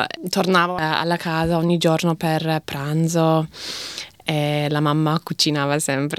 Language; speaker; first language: Italian; non-native, fluent; English